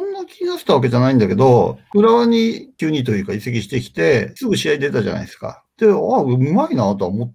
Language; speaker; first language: Japanese; native; Japanese